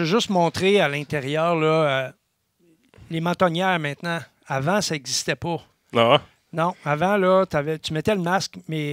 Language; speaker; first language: French; native; French